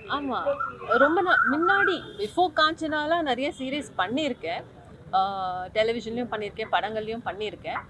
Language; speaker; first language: Tamil; native; Tamil